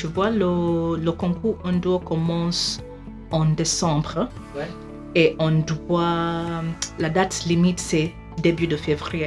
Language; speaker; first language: French; non-native, fluent; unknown